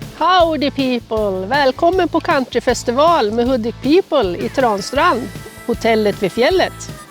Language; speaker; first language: Swedish; native; Swedish